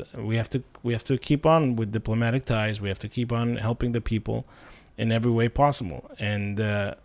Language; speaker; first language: English; non-native, fluent; Russian